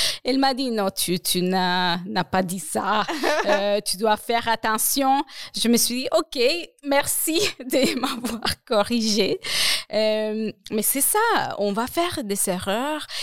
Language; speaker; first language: French; non-native, fluent; Spanish